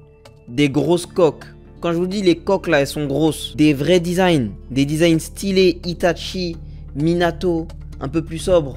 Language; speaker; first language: French; native; French